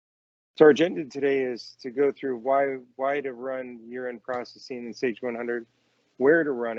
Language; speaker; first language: English; native; English